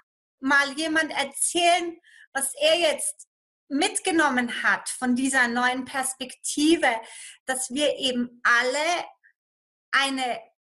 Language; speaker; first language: German; native; German